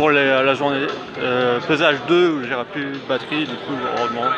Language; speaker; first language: French; native; French